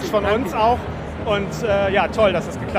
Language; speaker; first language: German; native; German